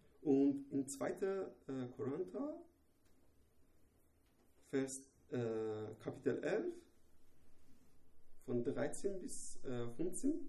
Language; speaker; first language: German; non-native, learner; Persian